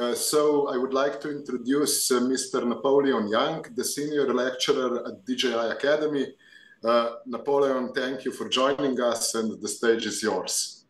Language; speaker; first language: English; non-native, fluent; Slovenian